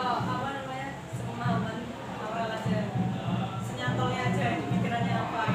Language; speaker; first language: Indonesian; native; Indonesian